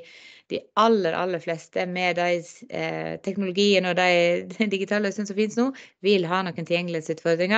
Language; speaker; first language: Norwegian; native; Norwegian